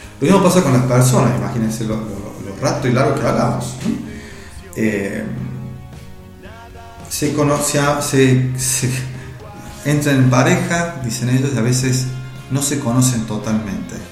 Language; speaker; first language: Spanish; native; Spanish